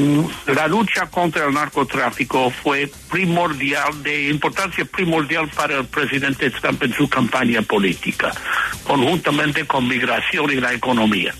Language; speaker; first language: Spanish; non-native, fluent; English